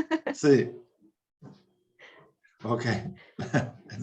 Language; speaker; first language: Spanish; non-native, learner; English